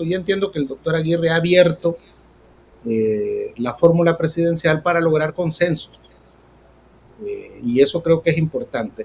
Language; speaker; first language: Spanish; native; Spanish